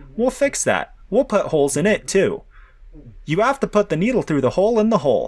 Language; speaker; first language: English; native; English